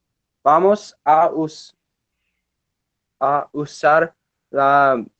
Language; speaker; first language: Spanish; non-native, learner; English